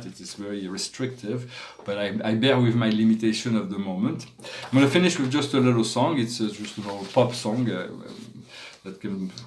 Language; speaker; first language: English; non-native, fluent; French